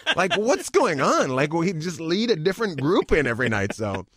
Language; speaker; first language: English; native; English